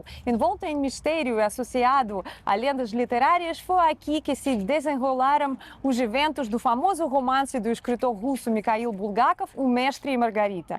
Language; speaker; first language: Portuguese; non-native, fluent; Russian